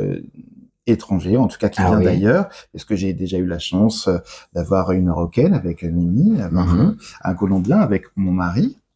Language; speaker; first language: French; native; French